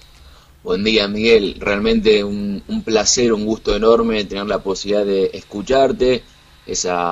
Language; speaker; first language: Spanish; native; Spanish